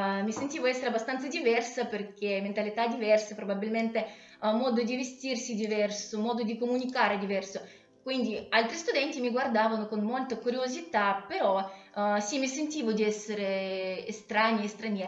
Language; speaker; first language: Italian; non-native, fluent; Russian